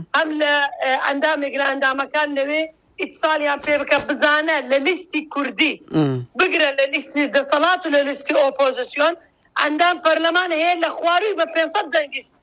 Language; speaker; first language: Central Kurdish; non-native, local second language; Azerbaijani